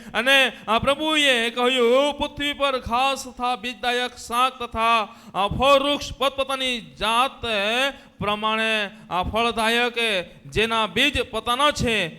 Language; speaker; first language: Gujarati; non-native, local second language; Gamit